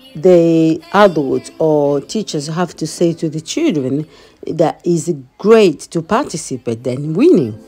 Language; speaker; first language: English; non-native, fluent; Lingala